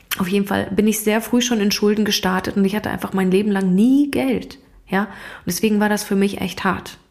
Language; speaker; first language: German; early bilingual, other home language; Russian